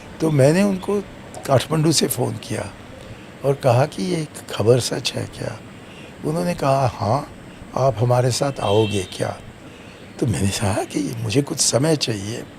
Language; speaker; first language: Hindi; non-native, local second language; Tamil